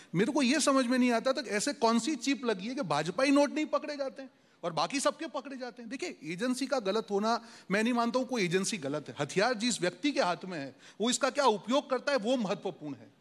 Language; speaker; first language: Hindi; non-native, local second language; Gujarati